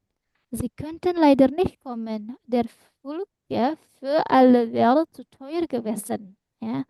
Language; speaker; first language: German; non-native, fluent; Indonesian